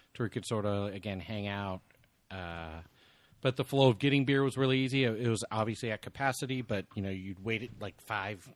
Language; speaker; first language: English; native; English